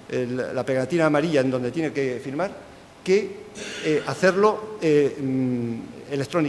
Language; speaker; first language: Spanish; native; Spanish